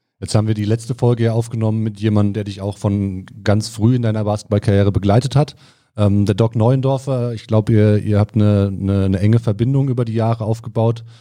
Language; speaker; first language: German; native; German